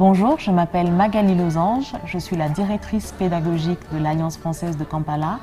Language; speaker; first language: French; native; French